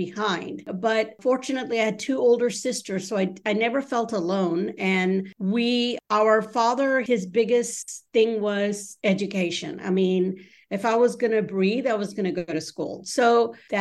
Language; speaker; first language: English; early bilingual, other home language; Bangla